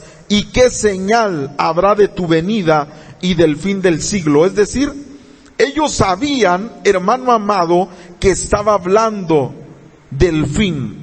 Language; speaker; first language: Spanish; native; Spanish